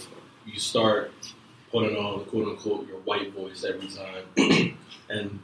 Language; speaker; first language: English; non-native, local second language; Akan